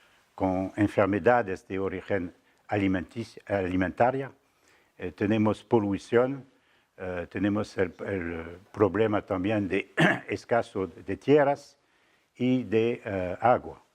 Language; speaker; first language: Spanish; non-native, fluent; French